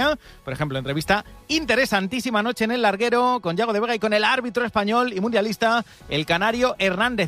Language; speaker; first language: Spanish; native; Spanish